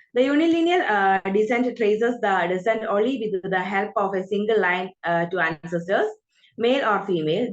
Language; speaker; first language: English; non-native, local second language; Malayalam